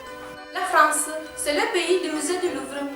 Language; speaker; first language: French; non-native, learner; Romanian